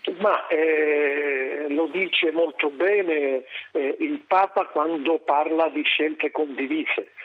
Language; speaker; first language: Italian; native; Italian